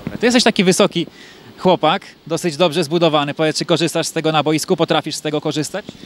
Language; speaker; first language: Polish; native; Polish